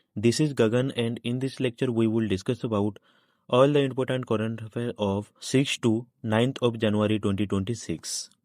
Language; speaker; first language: English; non-native, local second language; Odia